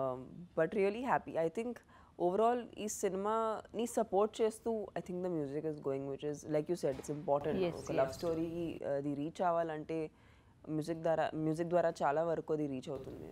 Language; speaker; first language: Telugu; non-native, fluent; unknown